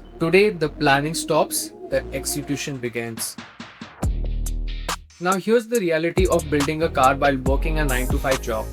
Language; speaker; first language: English; non-native, local second language; Hindi